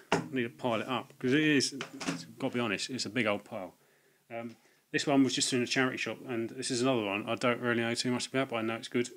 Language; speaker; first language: English; native; English